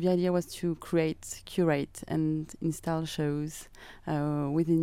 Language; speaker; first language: English; non-native, fluent; French